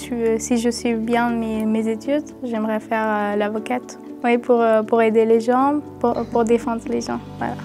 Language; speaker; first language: French; non-native, learner; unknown